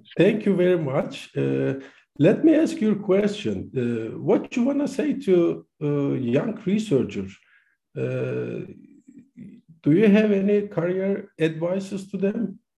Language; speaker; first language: English; non-native, fluent; Turkish